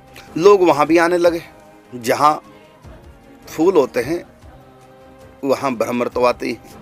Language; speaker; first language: Hindi; native; Hindi